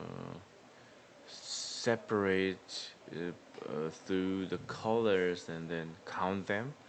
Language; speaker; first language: English; non-native, learner; Korean